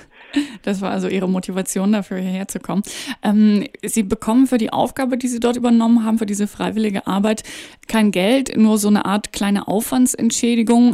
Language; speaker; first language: German; native; German